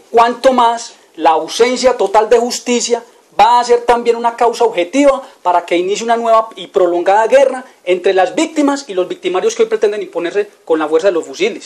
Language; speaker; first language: Spanish; native; Spanish